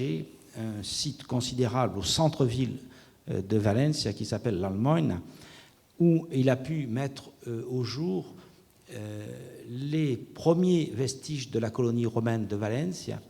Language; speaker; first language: French; native; French